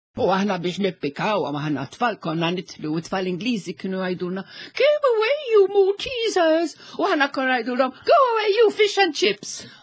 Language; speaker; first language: Maltese; non-native, local second language; English